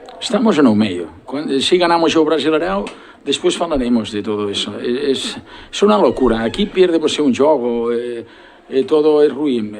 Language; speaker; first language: Portuguese; non-native, learner; Spanish